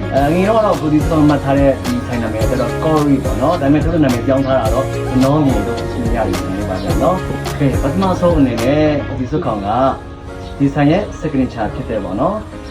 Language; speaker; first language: Burmese; non-native, local second language; Kachin